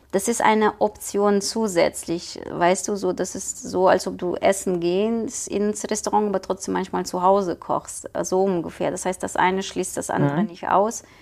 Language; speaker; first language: German; non-native, fluent; Ukrainian